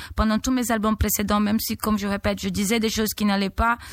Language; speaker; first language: French; non-native, fluent; Portuguese